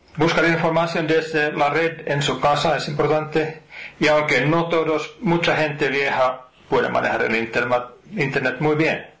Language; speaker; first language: Spanish; non-native, fluent; Finnish